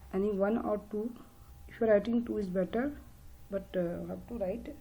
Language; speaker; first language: English; non-native, local second language; Hindi